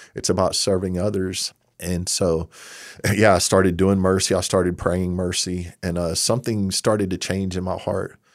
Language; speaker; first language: English; native; English